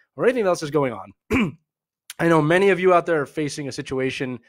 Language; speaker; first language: English; native; English